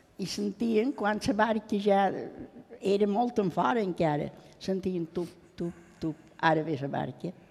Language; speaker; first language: Catalan; native; Catalan